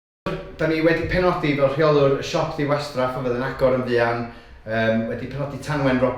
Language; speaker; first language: Welsh; native; Welsh